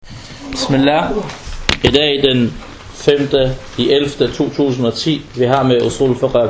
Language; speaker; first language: Danish; early bilingual, other home language; Arabic